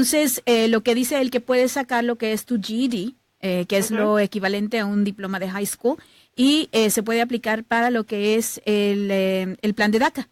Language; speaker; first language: Spanish; native; Spanish